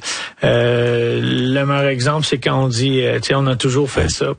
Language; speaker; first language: French; native; French